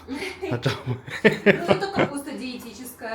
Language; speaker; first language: Russian; native; Russian